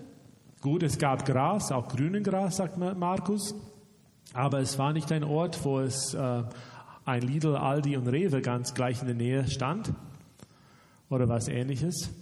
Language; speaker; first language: German; non-native, fluent; English